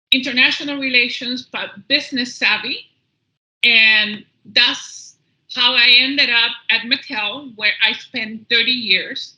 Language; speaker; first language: English; early bilingual, other home language; Spanish